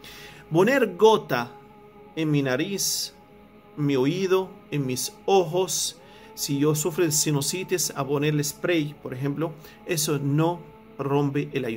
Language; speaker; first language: Spanish; non-native, fluent; Arabic